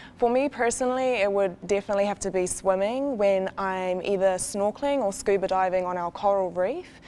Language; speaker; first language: English; native; English